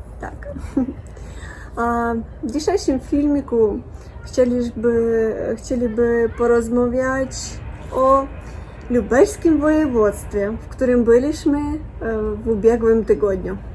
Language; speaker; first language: Polish; non-native, learner; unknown